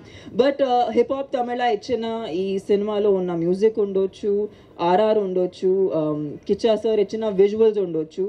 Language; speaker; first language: Telugu; non-native, local second language; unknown